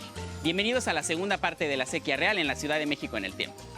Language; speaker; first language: Spanish; native; Spanish